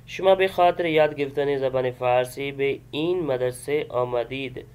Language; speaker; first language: Persian; non-native, fluent; Urdu